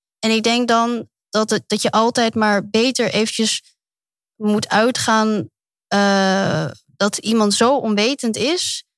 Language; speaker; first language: Dutch; early bilingual, other home language; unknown